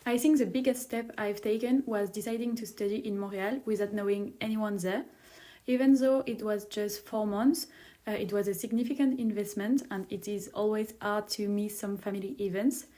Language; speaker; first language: English; non-native, fluent; French